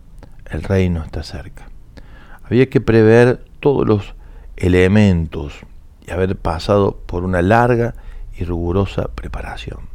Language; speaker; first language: Spanish; native; Spanish